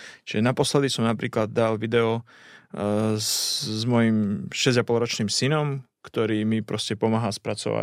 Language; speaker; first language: Slovak; native; Slovak